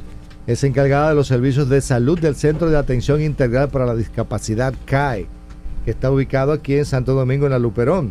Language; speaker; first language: Spanish; native; Spanish